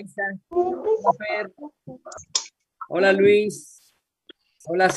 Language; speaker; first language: Spanish; native; Spanish